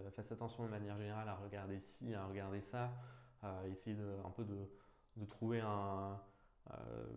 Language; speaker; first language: French; native; French